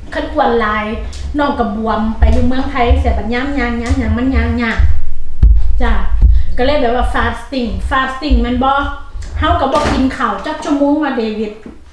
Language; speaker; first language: Thai; native; Thai